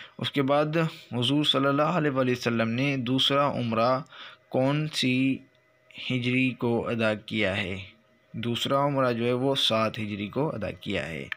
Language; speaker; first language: Urdu; non-native, local second language; Sindhi